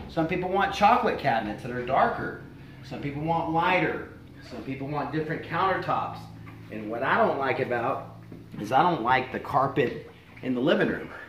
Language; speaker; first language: English; native; English